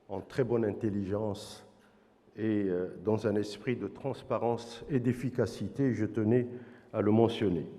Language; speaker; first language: French; non-native, local second language; Arabic